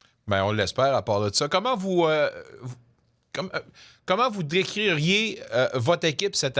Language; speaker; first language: French; native; French